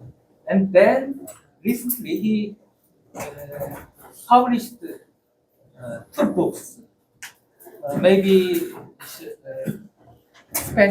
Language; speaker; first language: English; non-native, learner; Korean